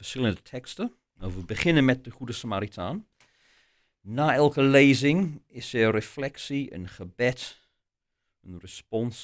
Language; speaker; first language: Dutch; non-native, fluent; English